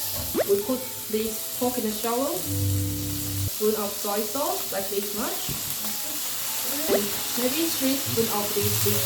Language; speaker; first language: English; non-native, fluent; Chinese